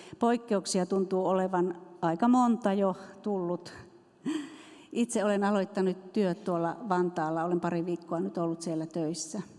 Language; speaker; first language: Finnish; native; Finnish